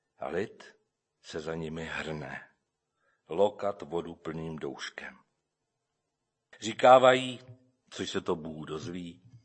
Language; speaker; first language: Czech; native; Czech